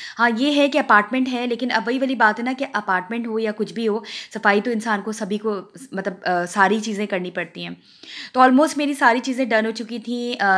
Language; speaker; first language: Urdu; non-native, local second language; Punjabi